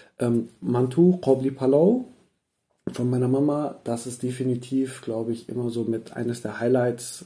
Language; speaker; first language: German; early bilingual, other home language; Persian